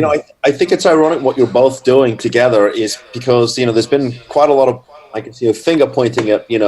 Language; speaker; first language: English; native; English